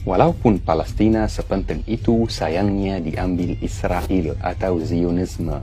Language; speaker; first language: Indonesian; non-native, fluent; Arabic